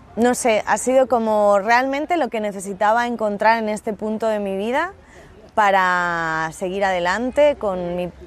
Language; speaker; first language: Spanish; native; Spanish